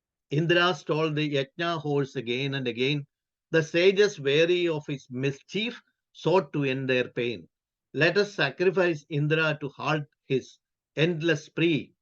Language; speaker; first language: English; non-native, local second language; Malayalam